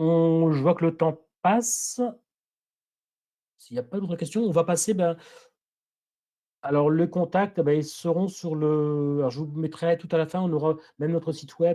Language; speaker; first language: French; native; French